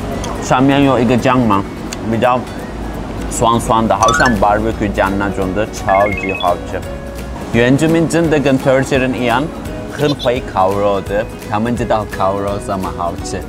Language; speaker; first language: Chinese; non-native, fluent; Turkish